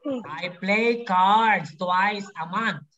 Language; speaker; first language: English; non-native, fluent; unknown